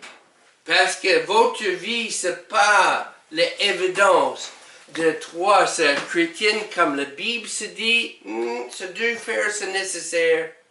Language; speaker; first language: French; non-native, learner; English